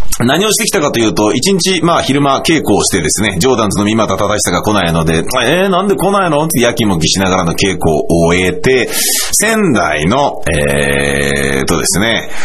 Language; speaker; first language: Japanese; native; Japanese